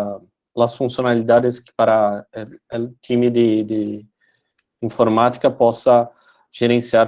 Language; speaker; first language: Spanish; non-native, learner; Portuguese